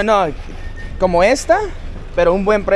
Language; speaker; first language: Spanish; non-native, fluent; English